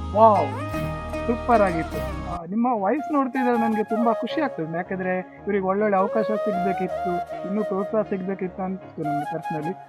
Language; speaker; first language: Kannada; native; Kannada